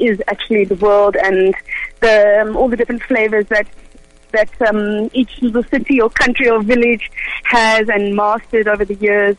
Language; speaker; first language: English; early bilingual, other home language; Hebrew